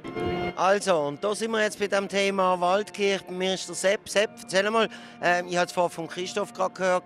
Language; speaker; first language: German; native; German